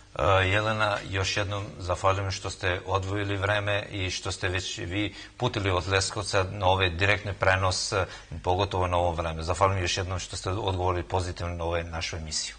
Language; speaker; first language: Serbian; non-native, local second language; Albanian